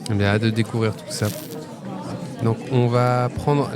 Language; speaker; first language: French; native; French